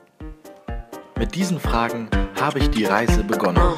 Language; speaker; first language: German; early bilingual, other home language; Turkish